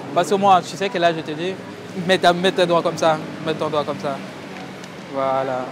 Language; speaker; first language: French; native; French